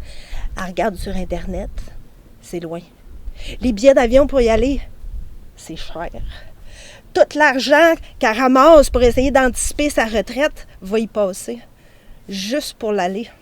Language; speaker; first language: French; native; French